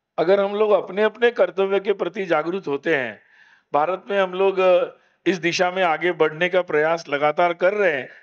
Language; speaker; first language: Hindi; non-native, local second language; Marathi